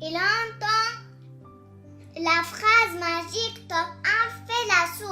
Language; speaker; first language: French; non-native, learner; Arabic